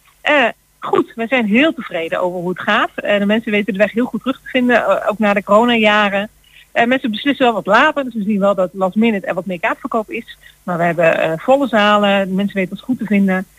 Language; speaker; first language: Dutch; native; Dutch